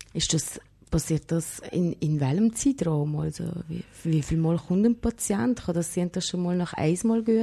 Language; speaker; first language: German; native; German